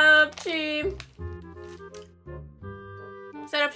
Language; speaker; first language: Filipino; non-native, learner; English